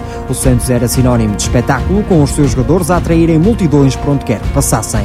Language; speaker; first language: Portuguese; native; Portuguese